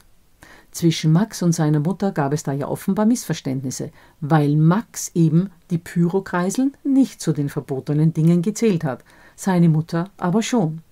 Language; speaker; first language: German; native; German